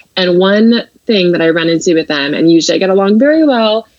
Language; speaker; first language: English; native; English